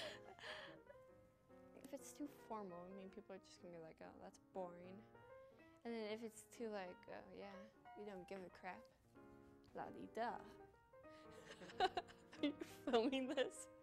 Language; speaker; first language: English; native; English